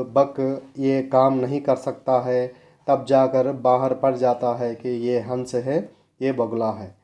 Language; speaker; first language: Hindi; non-native, local second language; Telugu